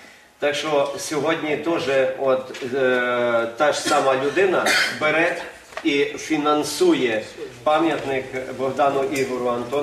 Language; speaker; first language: Ukrainian; native; Ukrainian